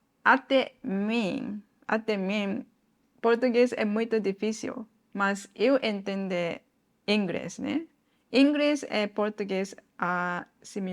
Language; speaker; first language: Portuguese; non-native, learner; Japanese